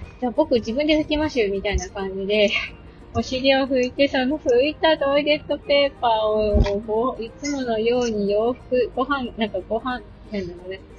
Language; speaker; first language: Japanese; native; Japanese